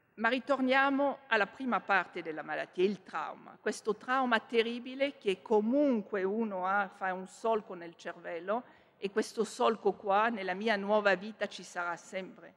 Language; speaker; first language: Italian; non-native, fluent; French